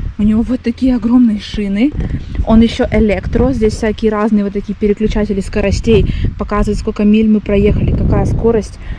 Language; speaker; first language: Russian; native; Russian